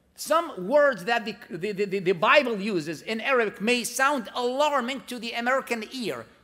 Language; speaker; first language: English; non-native, fluent; Arabic